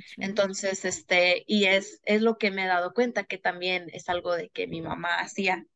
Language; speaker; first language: Spanish; early bilingual, heritage; Spanish